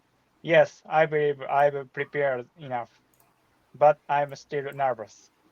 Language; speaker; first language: English; non-native, learner; Japanese